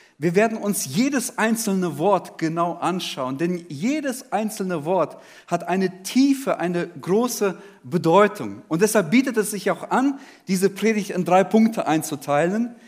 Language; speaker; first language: German; early bilingual, other home language; Russian